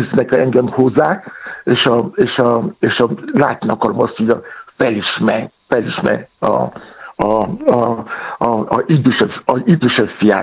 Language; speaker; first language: Hungarian; non-native, learner; Yoruba